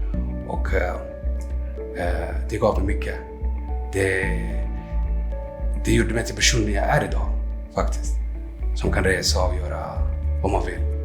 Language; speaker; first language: Swedish; non-native, fluent; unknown